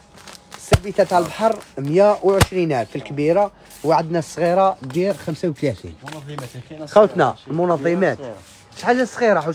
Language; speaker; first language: Arabic; native; Arabic